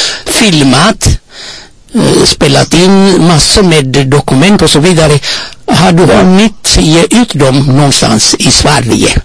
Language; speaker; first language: Swedish; non-native, fluent; Amharic